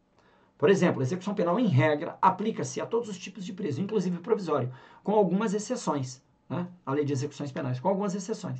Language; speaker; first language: Portuguese; native; Portuguese